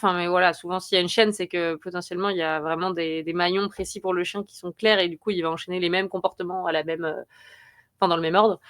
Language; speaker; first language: French; native; French